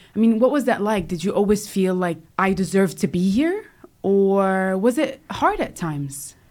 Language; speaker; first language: English; native; English